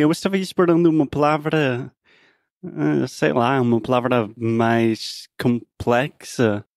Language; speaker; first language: Portuguese; non-native, fluent; English